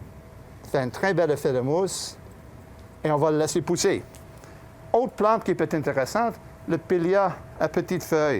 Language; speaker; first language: French; native; French